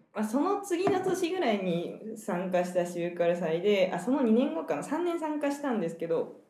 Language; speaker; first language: Japanese; native; Japanese